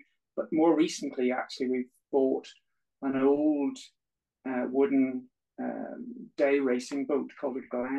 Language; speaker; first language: English; native; English